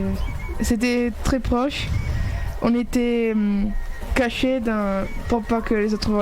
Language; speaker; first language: French; early bilingual, other home language; Italian